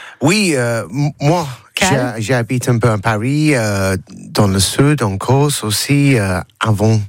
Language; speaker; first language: French; non-native, learner; English